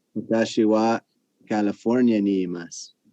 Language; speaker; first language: Japanese; non-native, learner; English